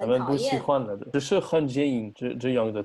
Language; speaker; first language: Chinese; non-native, learner; French